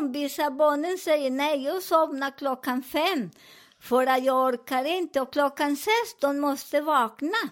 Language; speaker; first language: Swedish; non-native, learner; Spanish